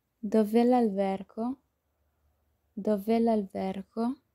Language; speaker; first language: Italian; non-native, learner; Spanish